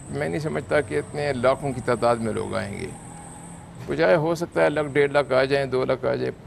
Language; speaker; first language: Urdu; non-native, local second language; Pashto